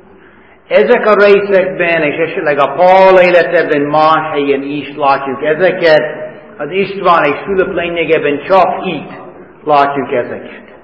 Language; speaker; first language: Hungarian; non-native, fluent; English